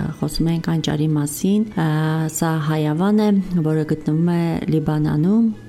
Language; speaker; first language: Armenian; native; Armenian